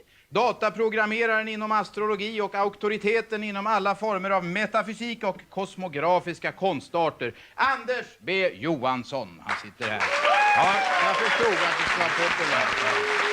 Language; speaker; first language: Swedish; native; Swedish